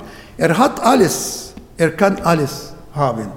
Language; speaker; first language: German; non-native, fluent; Arabic